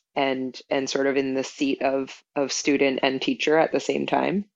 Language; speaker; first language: English; native; English